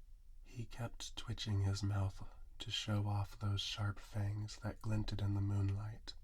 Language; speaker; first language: English; native; English